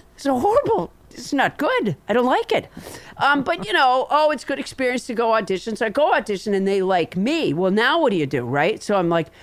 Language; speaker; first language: English; native; English